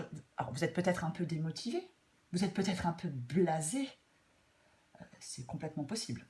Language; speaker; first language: French; native; French